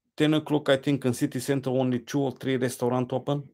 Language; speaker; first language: English; non-native, learner; Romanian